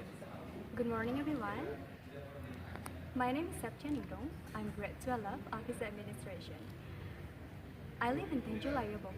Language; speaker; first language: English; non-native, learner; Indonesian